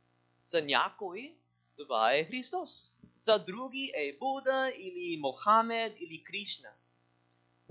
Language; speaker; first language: Bulgarian; non-native, learner; English